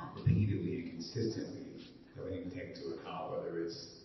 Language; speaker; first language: English; native; English